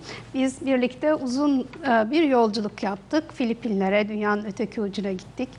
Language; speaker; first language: Turkish; native; Turkish